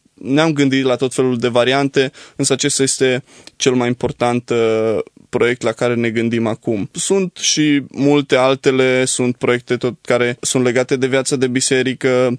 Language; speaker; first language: Romanian; native; Romanian